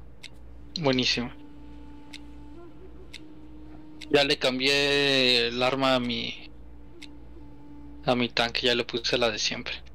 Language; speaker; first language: Spanish; native; Spanish